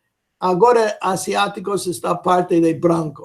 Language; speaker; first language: Spanish; non-native, fluent; English